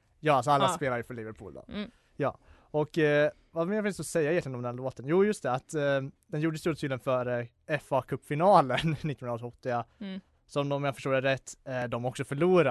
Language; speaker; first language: Swedish; native; Swedish